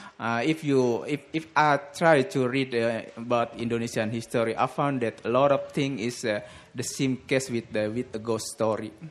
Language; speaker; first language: English; non-native, learner; Indonesian